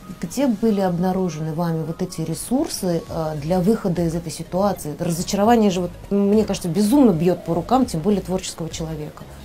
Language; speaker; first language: Russian; native; Russian